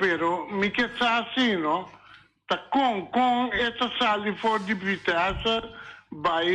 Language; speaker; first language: Spanish; non-native, learner; Papiamento